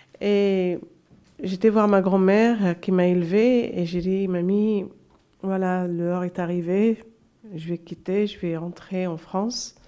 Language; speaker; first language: French; non-native, local second language; Arabic